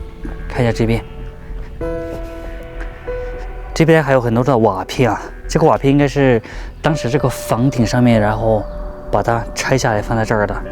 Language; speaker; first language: Chinese; native; Chinese